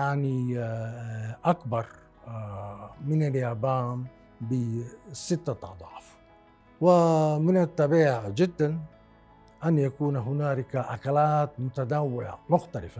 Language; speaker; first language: Arabic; non-native, fluent; Japanese